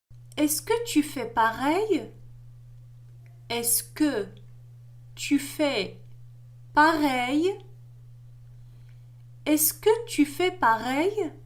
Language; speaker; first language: French; non-native, local second language; Arabic